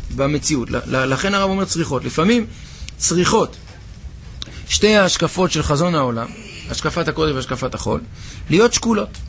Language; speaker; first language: Hebrew; native; Hebrew